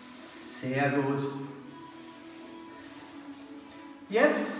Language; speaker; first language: German; native; German